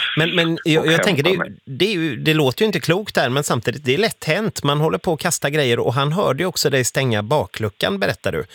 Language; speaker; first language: Swedish; native; Swedish